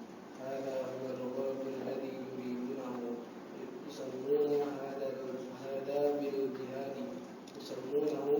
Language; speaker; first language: Arabic; non-native, learner; Indonesian